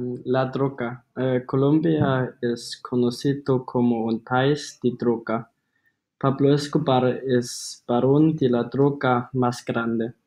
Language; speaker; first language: Spanish; non-native, learner; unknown